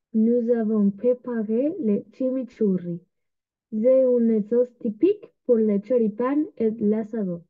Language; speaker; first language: French; non-native, learner; Spanish